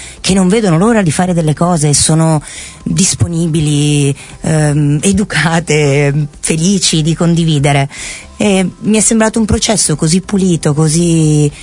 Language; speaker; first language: Italian; native; Italian